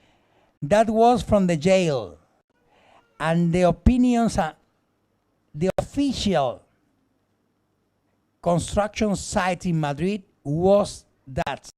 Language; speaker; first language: English; non-native, learner; Spanish